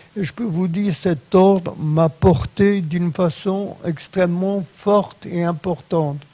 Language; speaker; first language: French; non-native, fluent; Polish